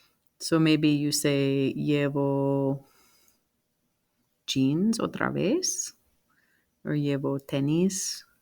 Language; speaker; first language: Spanish; non-native, fluent; English